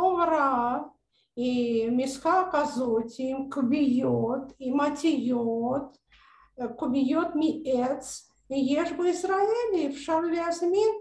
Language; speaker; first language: Hebrew; non-native, learner; Russian